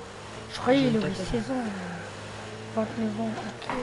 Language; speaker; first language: French; native; French